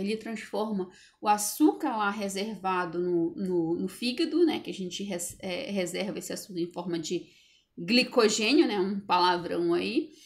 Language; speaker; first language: Portuguese; native; Portuguese